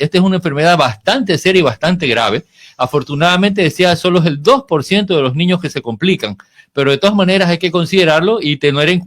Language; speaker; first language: Spanish; native; Spanish